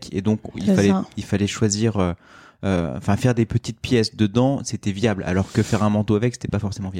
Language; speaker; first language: French; native; French